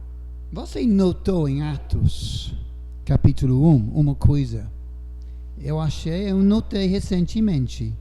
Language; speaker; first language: Portuguese; non-native, fluent; English